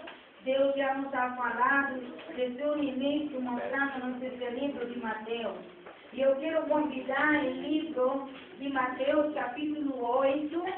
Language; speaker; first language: Portuguese; non-native, learner; Spanish